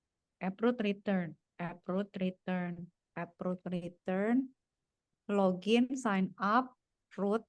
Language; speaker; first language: English; non-native, fluent; Indonesian